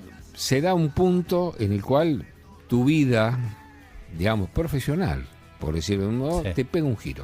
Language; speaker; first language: Spanish; native; Spanish